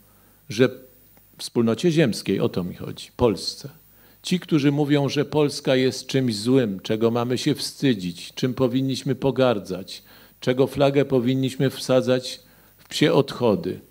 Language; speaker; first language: Polish; native; Polish